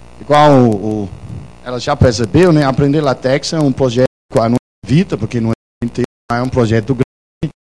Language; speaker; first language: Portuguese; non-native, fluent; Danish